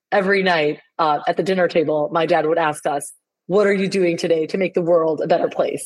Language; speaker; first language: English; non-native, fluent; Spanish